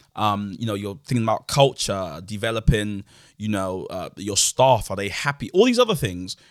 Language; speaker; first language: English; native; English